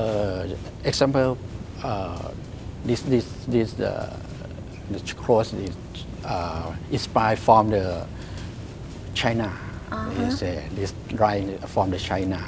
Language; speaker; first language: English; non-native, learner; Thai